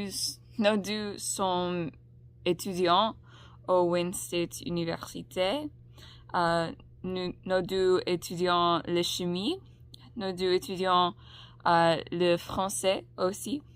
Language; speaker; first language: French; non-native, learner; English